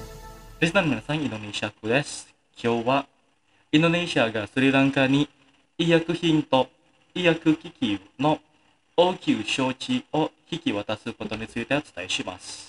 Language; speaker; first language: Japanese; non-native, fluent; Indonesian